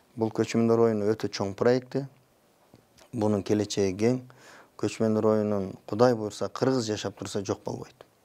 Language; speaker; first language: Kyrgyz; native; Kyrgyz